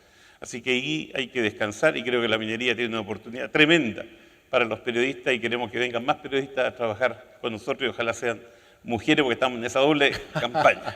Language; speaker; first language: Spanish; native; Spanish